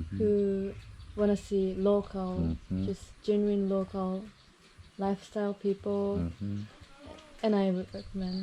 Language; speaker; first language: English; non-native, fluent; Japanese